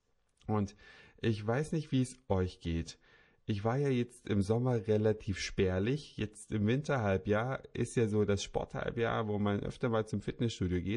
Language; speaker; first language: German; native; German